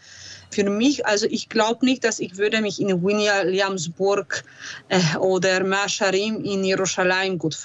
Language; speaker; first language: German; non-native, fluent; Polish